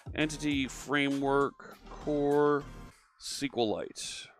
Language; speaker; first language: English; native; English